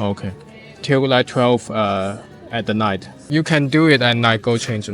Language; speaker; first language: English; non-native, learner; Chinese